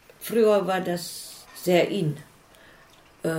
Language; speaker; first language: German; non-native, fluent; Filipino